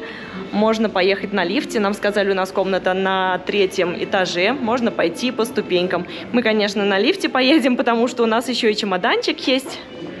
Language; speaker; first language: Russian; native; Russian